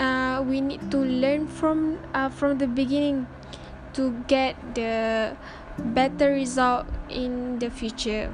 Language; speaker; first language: English; non-native, learner; Malay